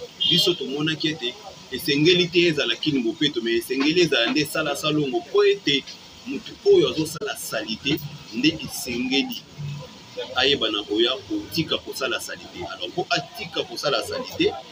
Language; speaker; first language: Lingala; native; Lingala